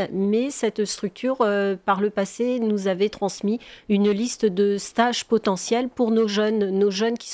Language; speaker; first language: French; native; French